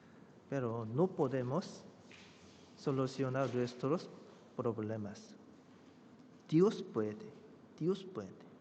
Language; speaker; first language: Spanish; non-native, fluent; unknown